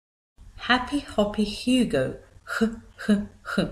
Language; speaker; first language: English; native; English